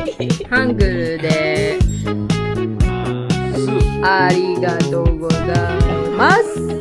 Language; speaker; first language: Japanese; non-native, learner; Filipino